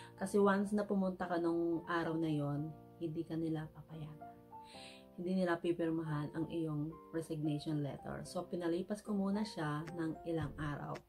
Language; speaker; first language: Filipino; native; Filipino